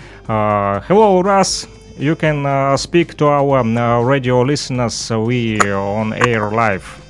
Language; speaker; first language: English; non-native, learner; Russian